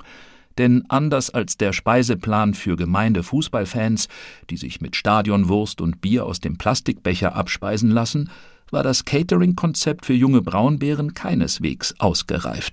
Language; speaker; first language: German; native; German